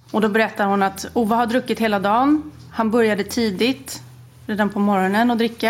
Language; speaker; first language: Swedish; native; Swedish